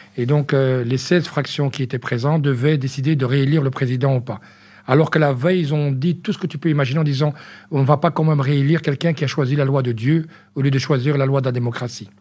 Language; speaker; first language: French; early bilingual, other home language; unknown